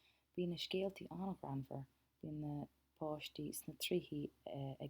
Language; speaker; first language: Irish; non-native, local second language; English